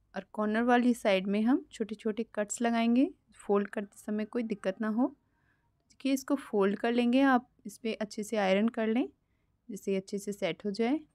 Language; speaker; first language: Hindi; native; Hindi